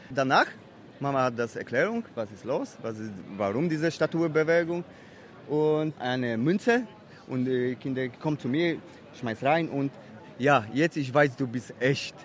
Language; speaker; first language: German; non-native, learner; Polish